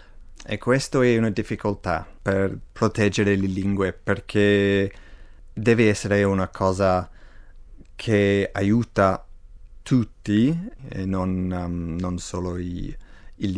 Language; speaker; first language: Italian; non-native, fluent; English